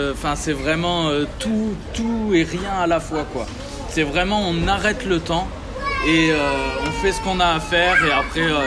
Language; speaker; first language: French; early bilingual, other home language; Italian